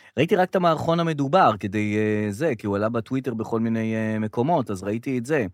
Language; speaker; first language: Hebrew; native; Hebrew